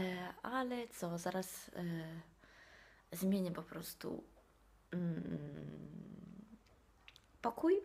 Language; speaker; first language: Polish; non-native, fluent; Italian